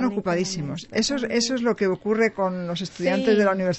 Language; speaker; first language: Spanish; native; Spanish